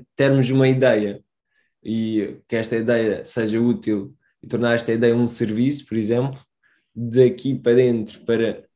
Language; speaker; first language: Portuguese; early bilingual, other home language; Romanian